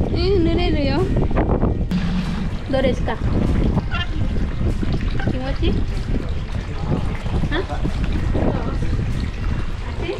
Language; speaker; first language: Japanese; non-native, fluent; Vietnamese